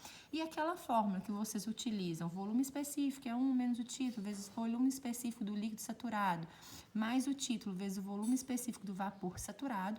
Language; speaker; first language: Portuguese; native; Portuguese